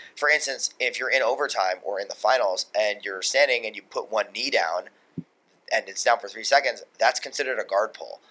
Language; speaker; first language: English; native; English